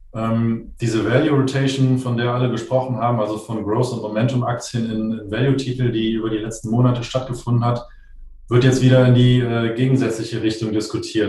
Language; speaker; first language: German; native; German